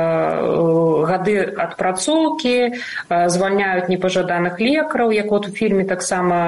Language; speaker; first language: Belarusian; non-native, local second language; Russian